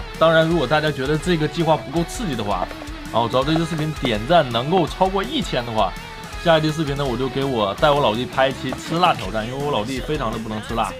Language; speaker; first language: Chinese; native; Chinese